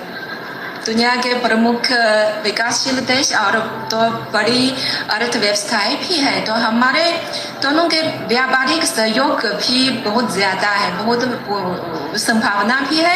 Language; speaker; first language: Hindi; non-native, fluent; Chinese